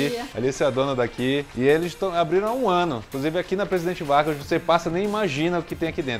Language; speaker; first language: Portuguese; native; Portuguese